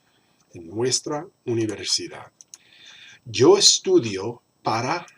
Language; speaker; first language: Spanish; non-native, fluent; English